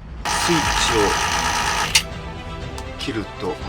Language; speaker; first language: Japanese; native; Japanese